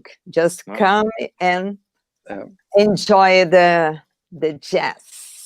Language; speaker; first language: English; non-native, fluent; Portuguese